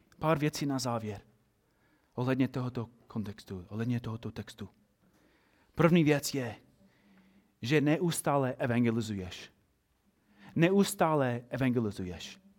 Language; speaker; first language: Czech; non-native, fluent; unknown